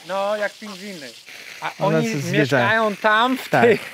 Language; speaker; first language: Polish; non-native, learner; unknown